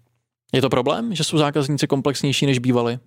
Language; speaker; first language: Czech; native; Czech